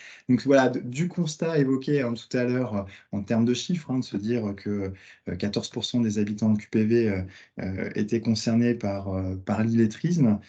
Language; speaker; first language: French; native; French